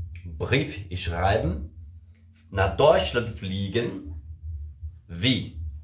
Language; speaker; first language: German; non-native, learner; Portuguese